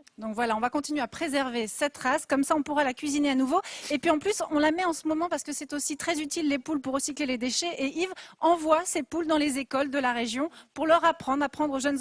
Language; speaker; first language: French; native; French